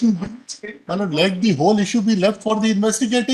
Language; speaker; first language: English; non-native, local second language; Hindi